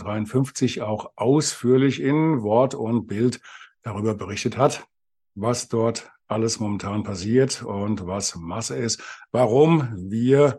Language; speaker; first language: German; native; German